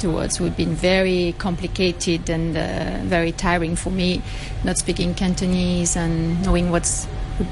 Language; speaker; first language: English; non-native, fluent; French